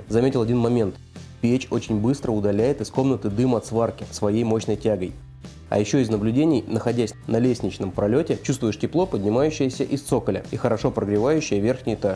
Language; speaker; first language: Russian; native; Russian